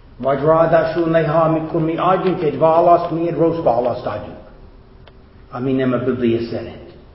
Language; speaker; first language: Hungarian; non-native, fluent; English